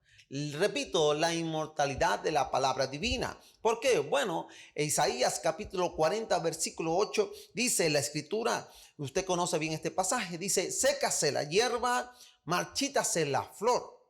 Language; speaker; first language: Spanish; native; Spanish